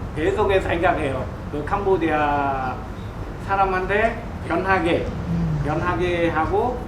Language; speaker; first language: Korean; non-native, learner; Khmer